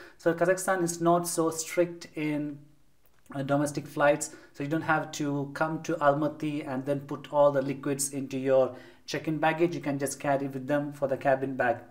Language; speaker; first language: English; non-native, local second language; Malayalam